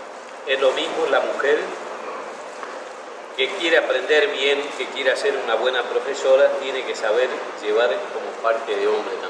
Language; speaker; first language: Spanish; native; Spanish